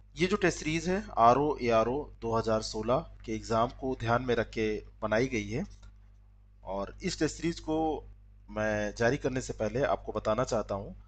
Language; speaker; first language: Hindi; native; Hindi